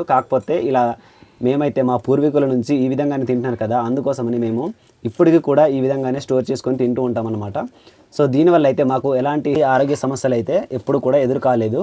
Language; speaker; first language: Telugu; non-native, local second language; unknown